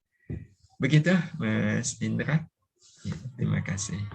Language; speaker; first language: Indonesian; native; Indonesian